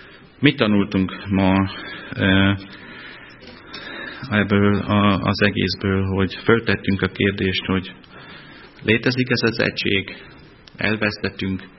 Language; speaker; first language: Hungarian; non-native, fluent; German